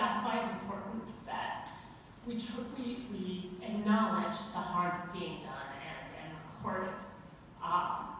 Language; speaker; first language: English; native; English